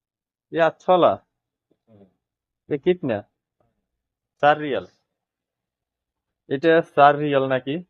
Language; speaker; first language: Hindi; non-native, learner; Bangla